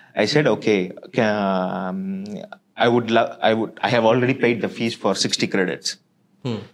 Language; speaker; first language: English; non-native, local second language; Tamil